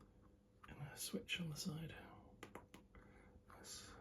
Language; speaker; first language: English; native; English